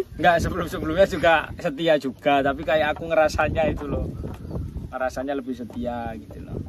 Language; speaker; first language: Indonesian; native; Indonesian